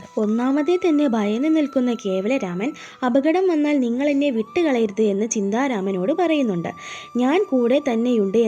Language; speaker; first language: Malayalam; native; Malayalam